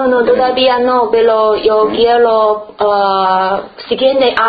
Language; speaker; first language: Spanish; non-native, learner; Chinese